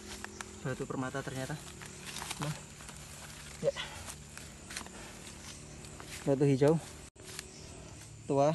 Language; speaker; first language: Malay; non-native, local second language; Javanese